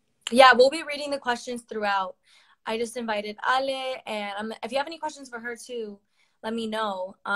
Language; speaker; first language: English; early bilingual, other home language; Spanish